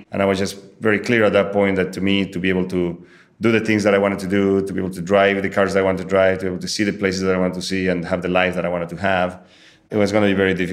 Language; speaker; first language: English; non-native, fluent; Spanish